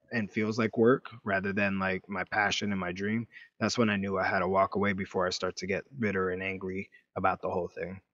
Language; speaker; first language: English; native; English